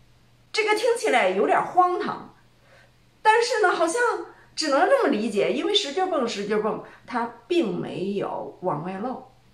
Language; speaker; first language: Chinese; native; Chinese